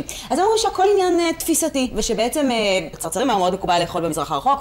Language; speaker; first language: Hebrew; native; Hebrew